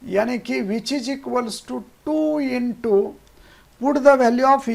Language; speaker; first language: Hindi; non-native, local second language; Marathi